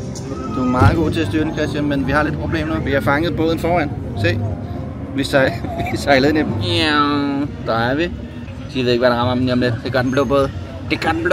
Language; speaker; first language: Danish; native; Danish